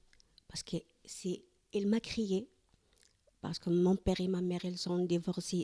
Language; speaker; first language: French; non-native, learner; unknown